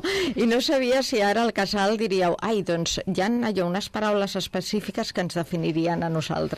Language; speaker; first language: Catalan; native; Catalan